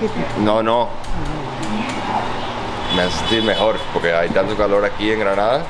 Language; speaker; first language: Spanish; non-native, learner; English